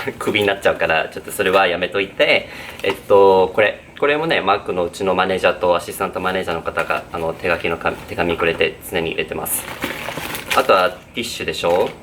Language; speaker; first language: Japanese; early bilingual, heritage; Japanese